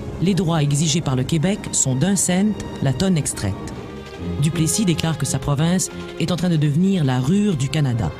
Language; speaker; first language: French; native; French